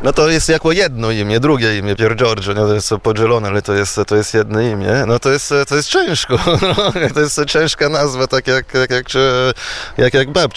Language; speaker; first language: Polish; non-native, fluent; Italian